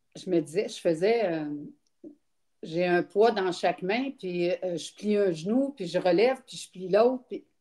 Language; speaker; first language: French; native; French